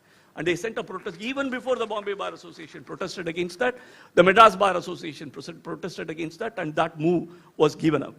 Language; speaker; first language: English; non-native, local second language; Tamil